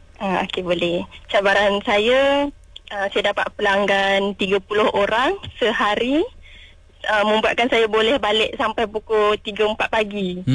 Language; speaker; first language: Malay; non-native, local second language; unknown